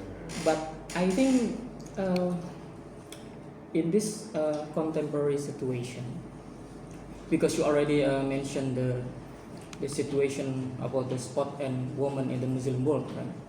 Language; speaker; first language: English; non-native, fluent; Indonesian